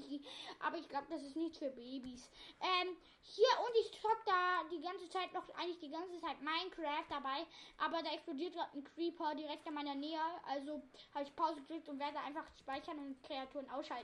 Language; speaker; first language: German; native; German